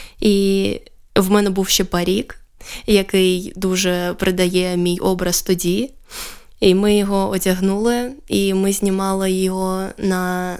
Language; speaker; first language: Ukrainian; non-native, local second language; Russian